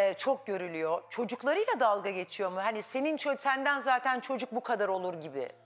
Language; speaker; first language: Turkish; native; Turkish